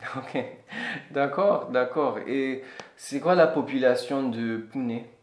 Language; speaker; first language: French; non-native, fluent; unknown